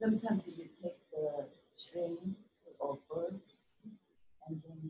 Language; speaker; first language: English; non-native, learner; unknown